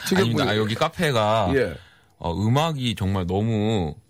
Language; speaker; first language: Korean; native; Korean